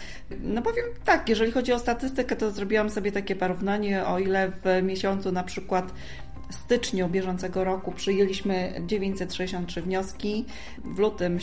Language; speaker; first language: Polish; native; Polish